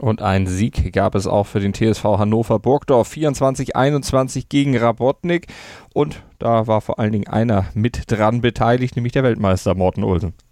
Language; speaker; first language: German; native; German